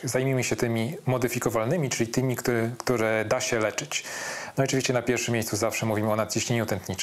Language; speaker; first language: Polish; native; Polish